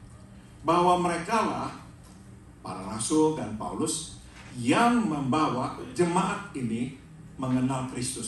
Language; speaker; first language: Indonesian; native; Indonesian